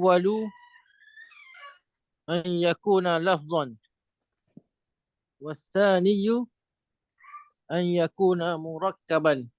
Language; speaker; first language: Arabic; non-native, fluent; Malay